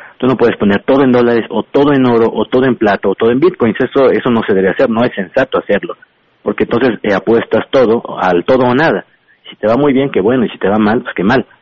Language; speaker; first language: Spanish; native; Spanish